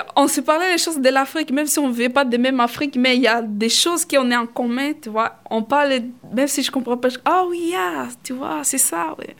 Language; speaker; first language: French; non-native, fluent; Swahili